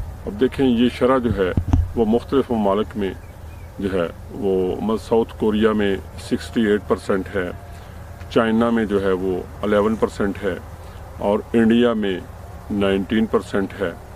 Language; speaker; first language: Urdu; native; Urdu